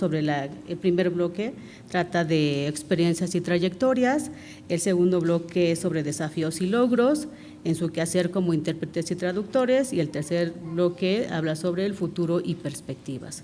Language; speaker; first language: Spanish; non-native, local second language; Mixtepec Mixtec